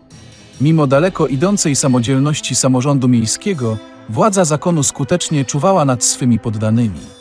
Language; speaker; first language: Polish; native; Polish